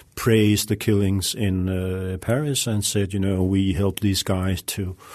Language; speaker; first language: English; non-native, fluent; Danish